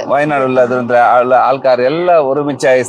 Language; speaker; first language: Malayalam; non-native, learner; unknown